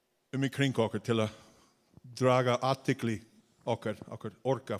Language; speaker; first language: Icelandic; non-native, fluent; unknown